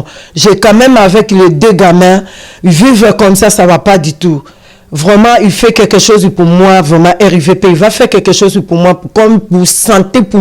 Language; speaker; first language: French; non-native, learner; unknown